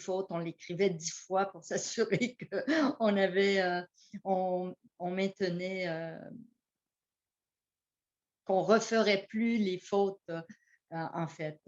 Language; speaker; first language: French; early bilingual, heritage; French